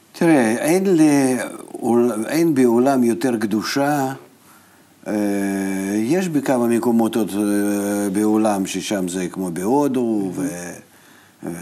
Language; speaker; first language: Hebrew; non-native, fluent; Russian